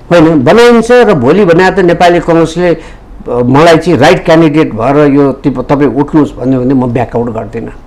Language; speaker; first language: Nepali; native; Nepali